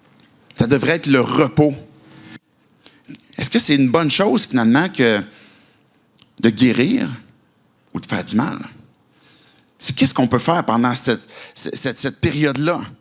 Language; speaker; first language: French; native; French